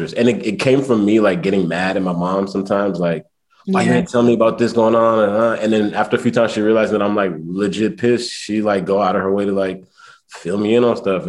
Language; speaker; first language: English; native; English